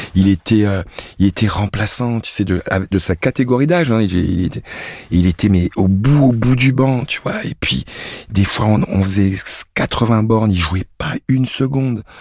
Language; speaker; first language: French; native; French